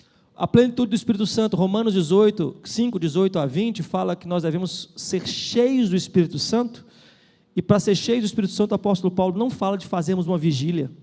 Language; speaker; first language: Portuguese; native; Portuguese